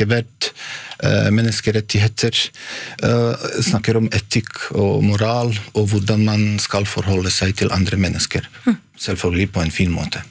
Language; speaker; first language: Norwegian; non-native, fluent; Bosnian